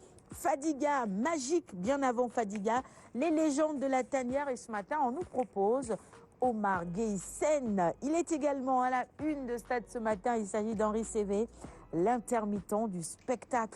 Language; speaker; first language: French; non-native, local second language; Wolof